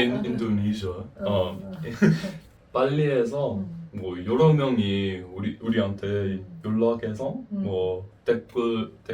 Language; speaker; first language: Korean; non-native, fluent; English